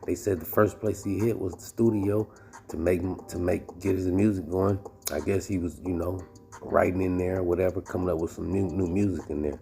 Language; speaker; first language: English; native; English